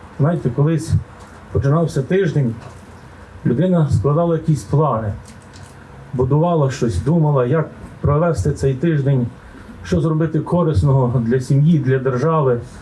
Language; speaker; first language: Ukrainian; native; Ukrainian